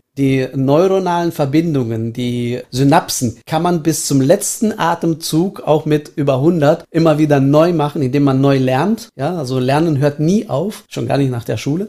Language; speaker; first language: German; early bilingual, heritage; Estonian